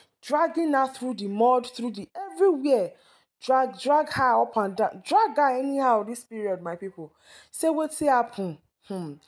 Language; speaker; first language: Nigerian Pidgin; non-native, local second language; Yoruba